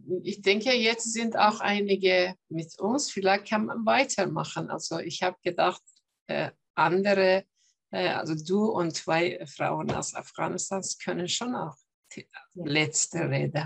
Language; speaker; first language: German; non-native, fluent; Persian